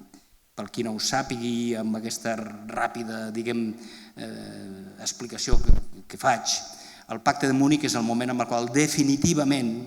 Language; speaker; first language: Catalan; native; Catalan